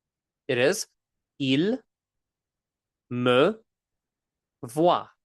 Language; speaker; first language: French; non-native, local second language; English